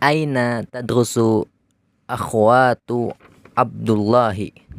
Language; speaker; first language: Arabic; non-native, learner; Indonesian